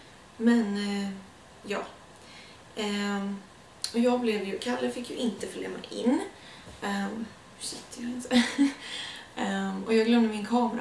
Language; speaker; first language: Swedish; native; Swedish